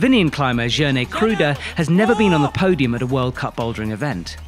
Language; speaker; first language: English; native; English